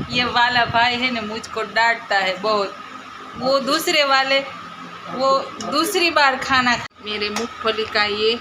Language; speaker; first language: Hindi; non-native, local second language; Gujarati